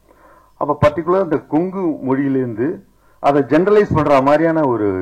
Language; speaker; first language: Tamil; native; Tamil